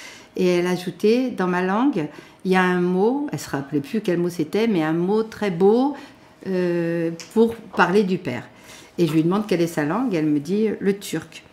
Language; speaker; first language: French; native; French